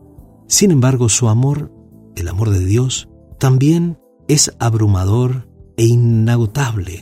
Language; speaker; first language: Spanish; native; Spanish